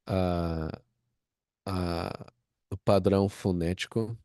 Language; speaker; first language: Portuguese; non-native, fluent; English